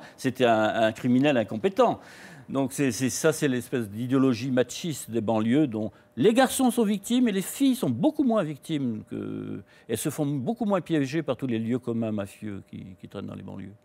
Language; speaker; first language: French; native; French